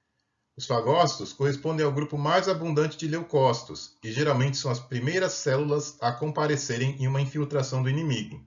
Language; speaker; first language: Portuguese; native; Portuguese